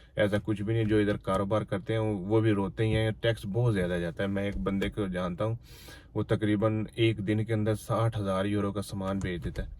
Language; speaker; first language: Urdu; non-native, local second language; Punjabi